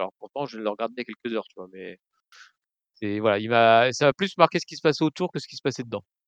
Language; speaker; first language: French; native; French